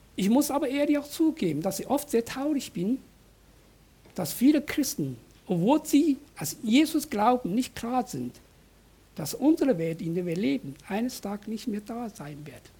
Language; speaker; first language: German; non-native, fluent; Chinese